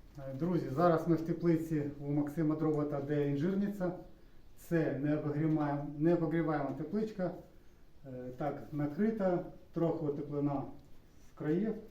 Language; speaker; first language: Ukrainian; native; Ukrainian